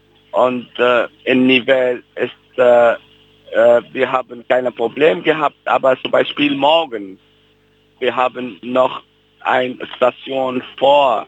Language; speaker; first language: German; non-native, fluent; Arabic